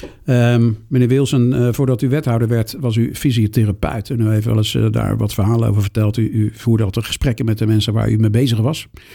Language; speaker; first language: Dutch; native; Dutch